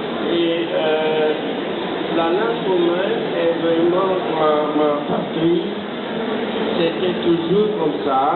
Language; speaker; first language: French; non-native, fluent; Romanian